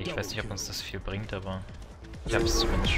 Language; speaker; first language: German; native; German